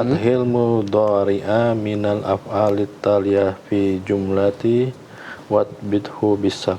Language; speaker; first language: Arabic; non-native, learner; Indonesian